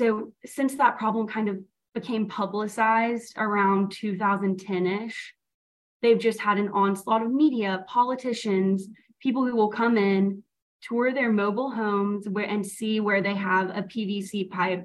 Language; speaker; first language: English; native; English